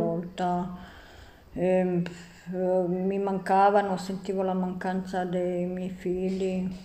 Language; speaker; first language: Italian; non-native, learner; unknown